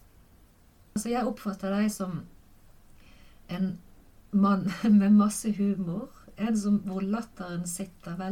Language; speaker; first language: Norwegian; native; Norwegian